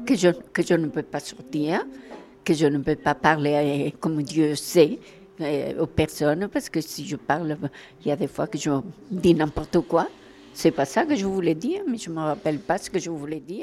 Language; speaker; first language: French; non-native, fluent; Spanish